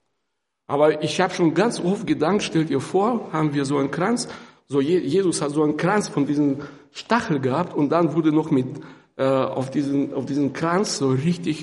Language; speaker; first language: German; non-native, fluent; Russian